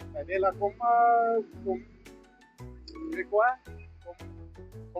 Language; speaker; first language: Vietnamese; non-native, learner; Russian